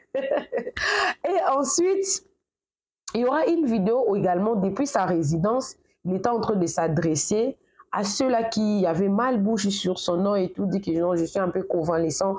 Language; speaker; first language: French; non-native, local second language; Lingala